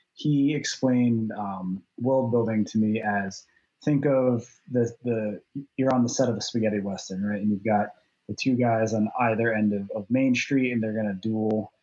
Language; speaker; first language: English; native; English